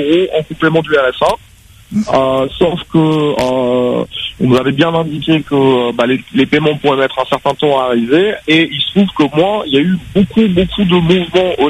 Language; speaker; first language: French; native; French